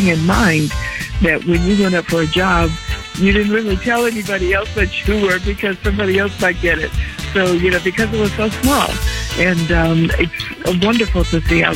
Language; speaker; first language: English; native; English